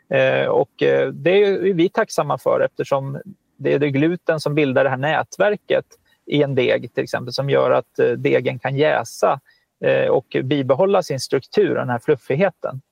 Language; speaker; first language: Swedish; native; Swedish